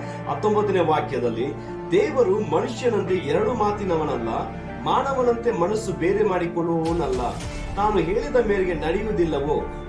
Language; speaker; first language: Kannada; native; Kannada